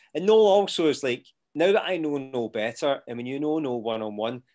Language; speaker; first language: English; native; English